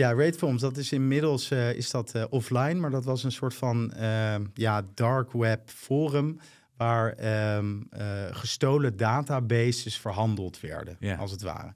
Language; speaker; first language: Dutch; native; Dutch